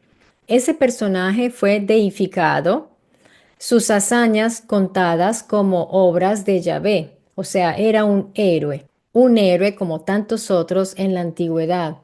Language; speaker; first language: Spanish; native; Spanish